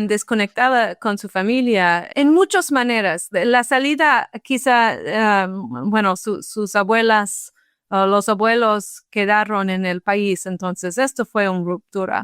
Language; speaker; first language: Spanish; non-native, fluent; English